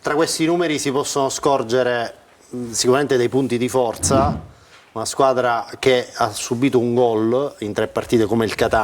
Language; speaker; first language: Italian; native; Italian